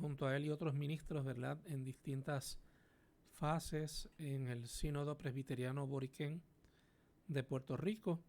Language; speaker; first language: Spanish; native; Spanish